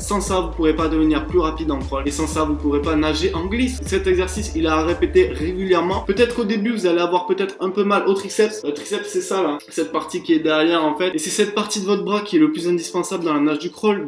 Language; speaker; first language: French; native; French